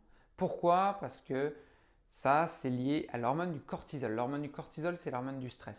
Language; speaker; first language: French; native; French